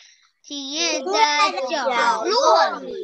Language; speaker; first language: Chinese; early bilingual, heritage; Chinese